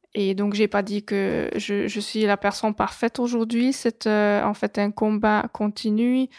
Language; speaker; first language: French; non-native, fluent; Hungarian